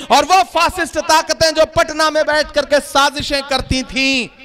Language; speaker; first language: Hindi; native; Hindi